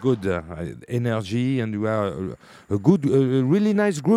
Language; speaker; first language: English; non-native, learner; French